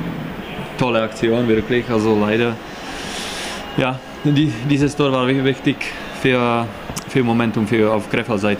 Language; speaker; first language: German; non-native, learner; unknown